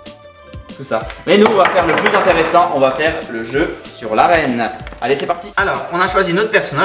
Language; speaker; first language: French; native; French